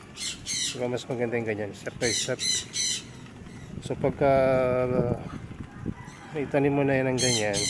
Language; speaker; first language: Filipino; native; Filipino